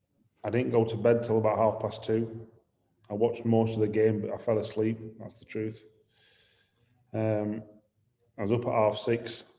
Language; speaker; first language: English; native; English